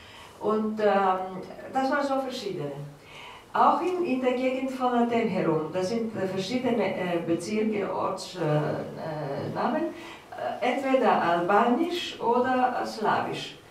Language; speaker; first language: German; non-native, fluent; Greek